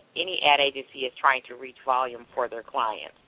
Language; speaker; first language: English; native; English